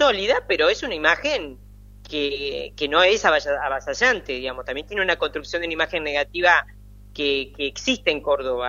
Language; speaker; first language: Spanish; native; Spanish